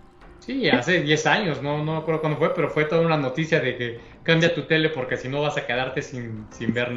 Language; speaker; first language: Spanish; native; Spanish